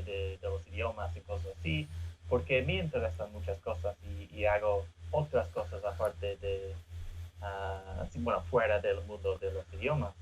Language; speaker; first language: Spanish; non-native, fluent; English